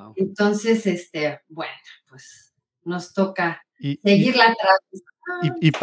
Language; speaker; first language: Spanish; native; Spanish